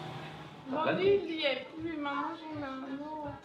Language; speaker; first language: French; native; French